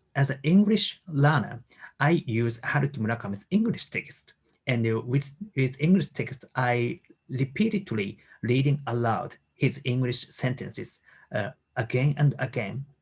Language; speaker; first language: English; non-native, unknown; Japanese